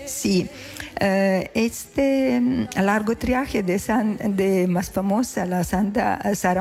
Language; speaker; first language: Spanish; non-native, fluent; Serbian